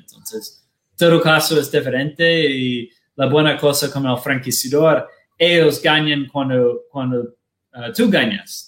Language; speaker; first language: Spanish; non-native, learner; Portuguese